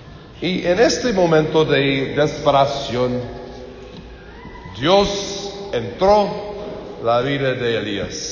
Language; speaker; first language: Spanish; non-native, learner; English